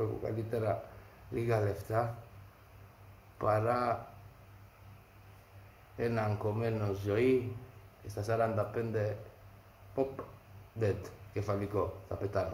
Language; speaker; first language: Greek; non-native, fluent; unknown